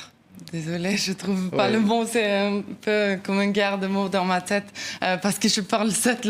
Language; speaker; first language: French; non-native, learner; Norwegian